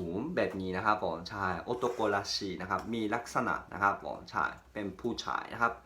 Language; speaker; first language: Thai; non-native, fluent; Japanese